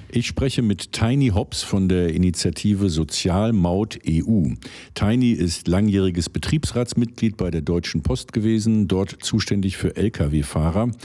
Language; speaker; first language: German; native; German